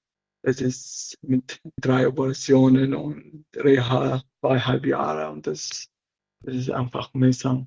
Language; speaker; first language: German; non-native, learner; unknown